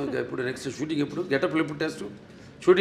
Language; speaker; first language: Telugu; native; Telugu